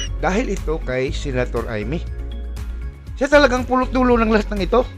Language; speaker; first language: Filipino; non-native, local second language; Cebuano